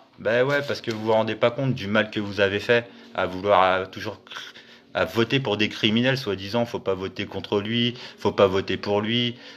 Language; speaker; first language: French; native; French